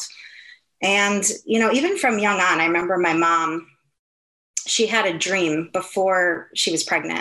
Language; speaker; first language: English; native; English